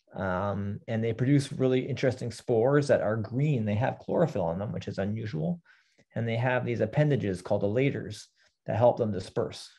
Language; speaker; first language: English; native; English